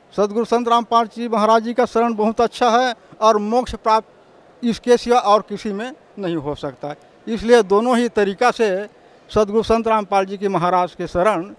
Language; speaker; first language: Hindi; native; Hindi